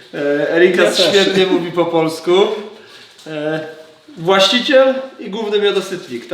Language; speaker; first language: Polish; native; Polish